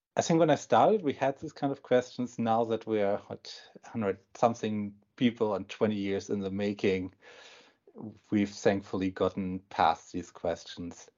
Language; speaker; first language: English; non-native, fluent; German